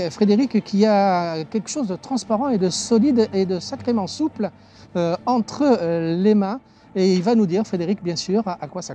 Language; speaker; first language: French; native; French